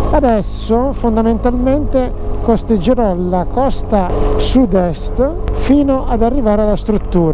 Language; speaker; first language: Italian; native; Italian